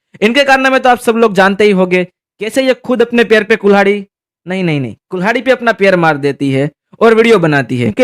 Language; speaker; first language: Hindi; native; Hindi